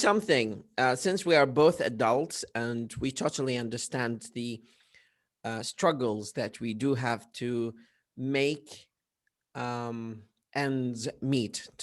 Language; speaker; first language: English; non-native, fluent; Arabic